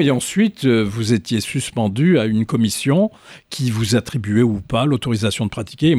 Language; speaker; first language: French; non-native, local second language; Arabic